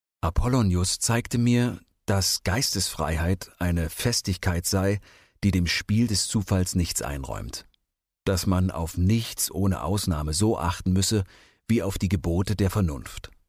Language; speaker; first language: German; native; German